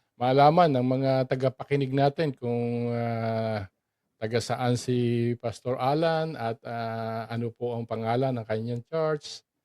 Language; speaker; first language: Filipino; native; Filipino